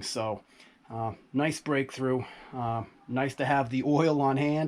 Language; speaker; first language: English; native; English